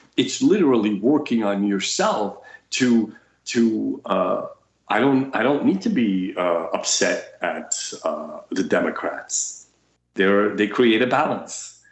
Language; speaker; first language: English; early bilingual, other home language; Russian